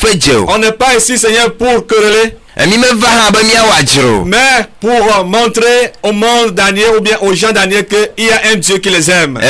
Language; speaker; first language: French; non-native, local second language; Ewe